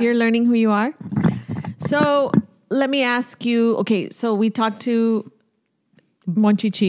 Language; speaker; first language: English; early bilingual, other home language; Spanish